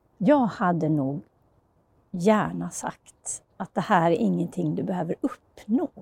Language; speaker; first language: Swedish; native; Swedish